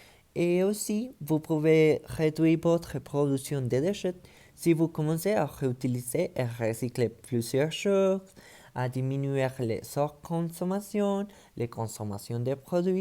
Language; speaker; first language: French; non-native, learner; Spanish